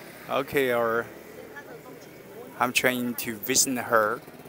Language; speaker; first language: English; non-native, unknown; Chinese